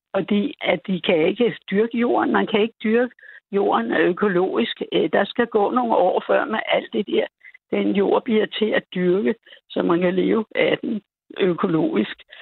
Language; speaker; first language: Danish; native; Danish